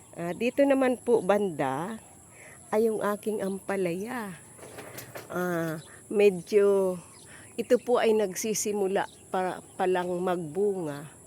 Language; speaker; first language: Filipino; native; Filipino